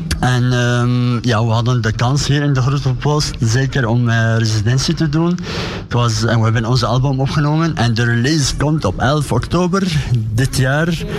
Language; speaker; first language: Dutch; non-native, learner; Arabic